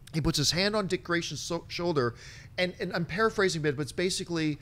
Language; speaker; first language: English; native; English